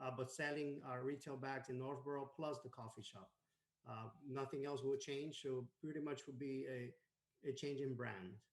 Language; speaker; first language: English; non-native, fluent; Spanish